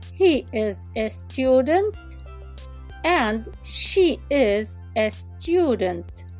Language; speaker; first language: English; non-native, fluent; Arabic